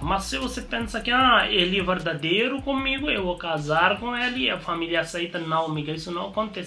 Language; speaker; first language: Portuguese; non-native, learner; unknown